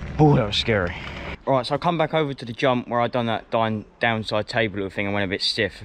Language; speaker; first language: English; native; English